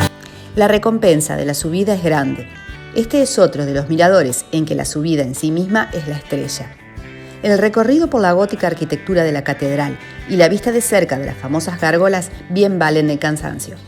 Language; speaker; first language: Spanish; native; Spanish